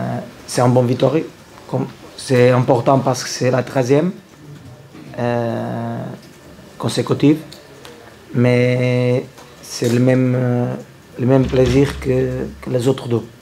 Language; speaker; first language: French; non-native, learner; Portuguese